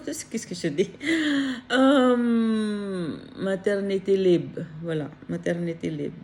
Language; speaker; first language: French; non-native, learner; Filipino